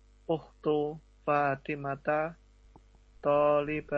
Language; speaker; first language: Arabic; non-native, learner; Indonesian